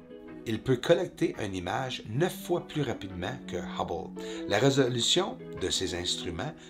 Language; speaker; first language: French; native; French